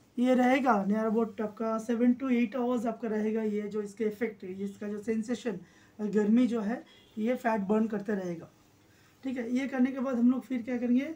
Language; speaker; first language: Hindi; non-native, local second language; Bangla